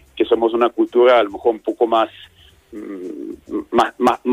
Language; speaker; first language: Spanish; non-native, fluent; German